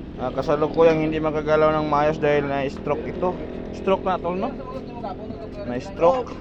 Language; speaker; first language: Filipino; non-native, local second language; Hiligaynon